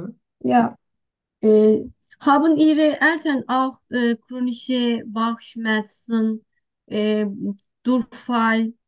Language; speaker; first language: German; non-native, learner; Turkish